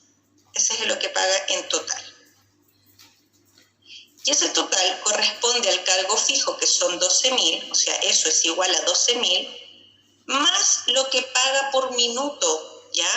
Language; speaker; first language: Spanish; native; Spanish